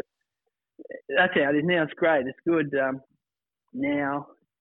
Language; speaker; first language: English; native; English